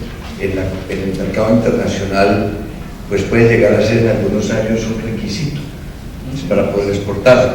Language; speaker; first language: Spanish; native; Spanish